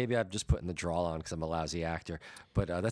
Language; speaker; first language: English; native; English